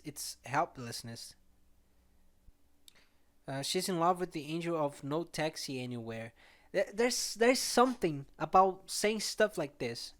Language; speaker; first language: English; non-native, fluent; Portuguese